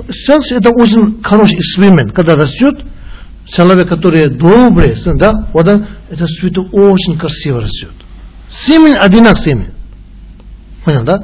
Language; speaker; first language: Russian; non-native, learner; Tibetan